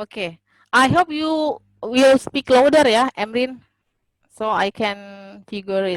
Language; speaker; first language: English; non-native, learner; Indonesian